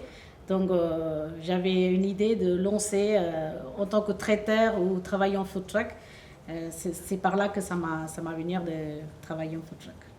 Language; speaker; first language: French; non-native, fluent; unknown